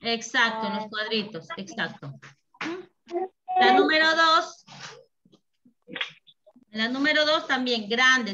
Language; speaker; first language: Spanish; native; Spanish